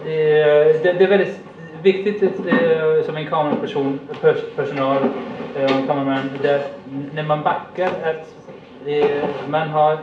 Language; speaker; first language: Swedish; non-native, fluent; English